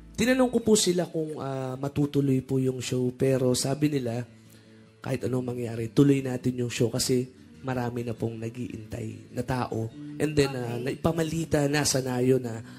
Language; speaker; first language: Filipino; native; Filipino